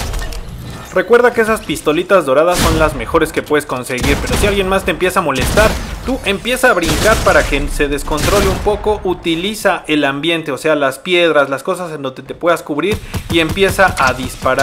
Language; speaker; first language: Spanish; native; Spanish